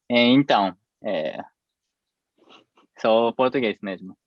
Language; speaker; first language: Portuguese; non-native, fluent; Japanese